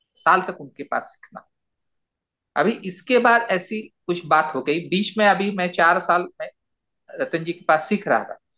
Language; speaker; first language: Hindi; non-native, local second language; Marathi